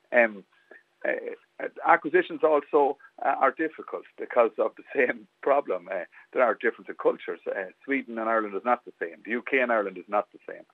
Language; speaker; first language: English; native; English